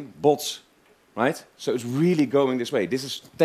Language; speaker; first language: English; non-native, fluent; Dutch